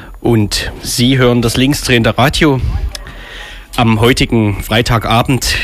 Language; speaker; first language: German; native; German